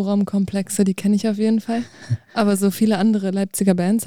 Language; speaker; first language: German; native; German